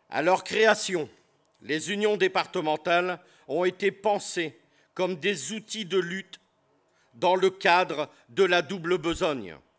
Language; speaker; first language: French; native; French